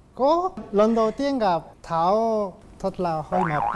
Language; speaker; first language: Vietnamese; non-native, fluent; Korean